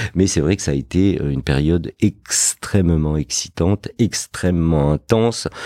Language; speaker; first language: French; early bilingual, other home language; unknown